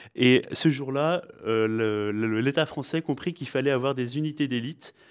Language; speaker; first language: French; native; French